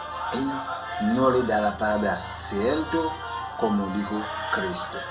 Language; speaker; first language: Spanish; non-native, learner; Haitian Creole